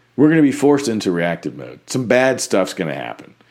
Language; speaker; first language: English; native; English